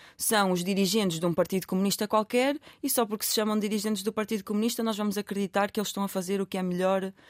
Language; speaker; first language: Portuguese; native; Portuguese